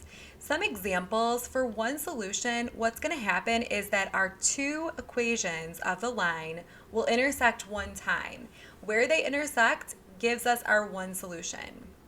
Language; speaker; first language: English; native; English